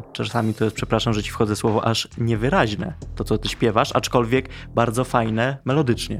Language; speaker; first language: Polish; native; Polish